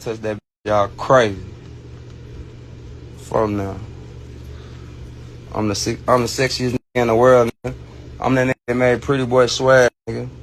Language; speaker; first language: English; native; English